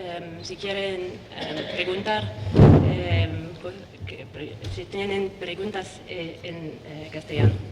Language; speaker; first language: Spanish; non-native, learner; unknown